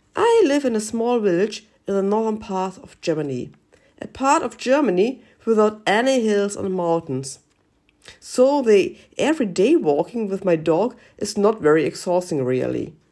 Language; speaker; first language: English; non-native, learner; German